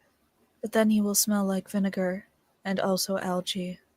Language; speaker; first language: English; native; English